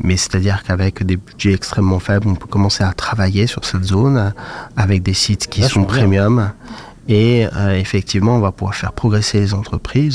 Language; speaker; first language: French; native; French